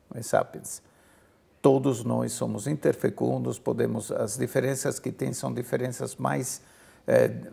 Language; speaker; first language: Portuguese; non-native, fluent; Italian